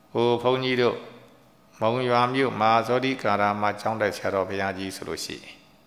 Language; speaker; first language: Burmese; native; Burmese